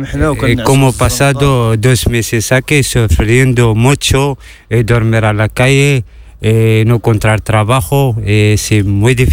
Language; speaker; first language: Spanish; non-native, learner; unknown